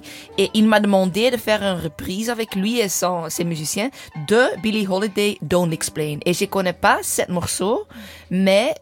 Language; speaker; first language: French; non-native, learner; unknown